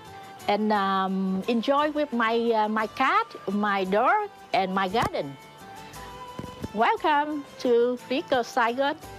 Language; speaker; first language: English; non-native, learner; Vietnamese